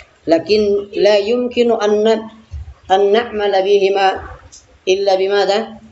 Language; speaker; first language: Arabic; non-native, fluent; Indonesian